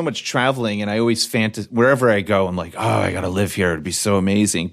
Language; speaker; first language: English; native; English